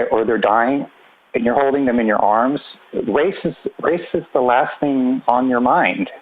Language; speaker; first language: English; native; English